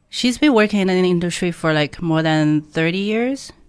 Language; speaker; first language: English; non-native, fluent; Chinese